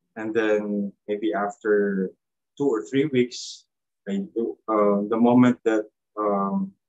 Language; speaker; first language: English; non-native, local second language; Cebuano